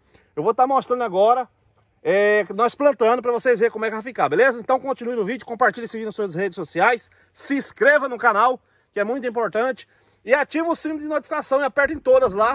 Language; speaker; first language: Portuguese; native; Portuguese